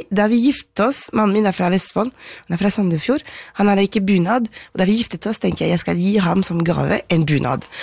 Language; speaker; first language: Norwegian; non-native, fluent; French